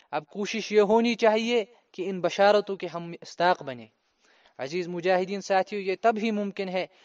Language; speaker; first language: Urdu; non-native, local second language; Kashmiri